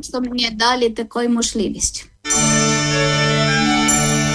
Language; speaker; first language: Ukrainian; non-native, learner; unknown